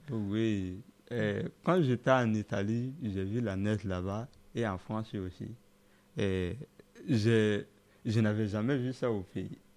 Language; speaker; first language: French; non-native, local second language; Dyula